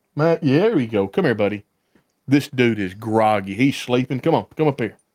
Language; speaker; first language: English; native; English